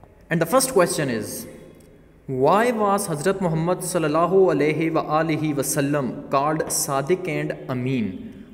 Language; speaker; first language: English; non-native, local second language; Urdu